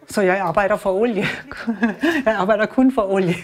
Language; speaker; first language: Danish; non-native, learner; German